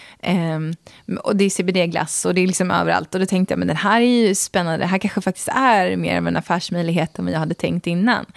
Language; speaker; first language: Swedish; native; Swedish